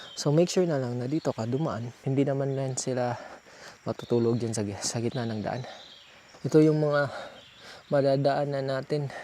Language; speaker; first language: Filipino; non-native, local second language; Cebuano